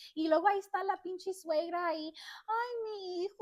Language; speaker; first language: Spanish; early bilingual, heritage; Spanish